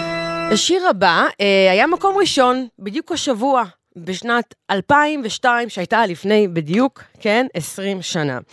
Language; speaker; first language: Hebrew; native; Hebrew